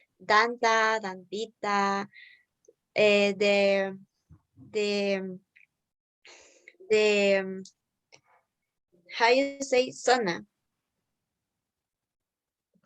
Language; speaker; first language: English; non-native, learner; Spanish